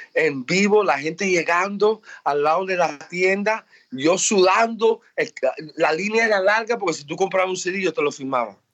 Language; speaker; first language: Spanish; early bilingual, heritage; Spanish